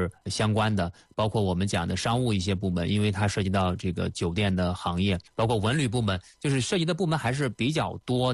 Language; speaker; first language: Chinese; native; Chinese